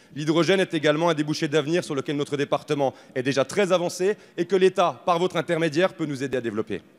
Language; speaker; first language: French; native; French